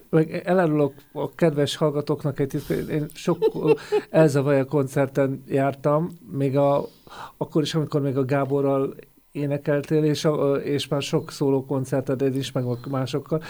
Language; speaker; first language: Hungarian; native; Hungarian